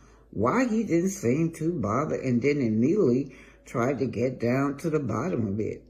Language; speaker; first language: English; native; English